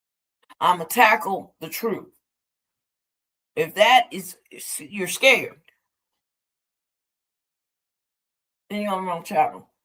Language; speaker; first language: English; native; English